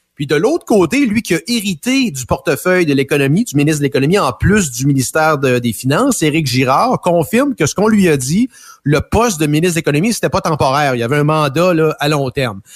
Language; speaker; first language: French; native; French